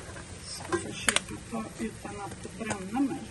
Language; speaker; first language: Swedish; non-native, fluent; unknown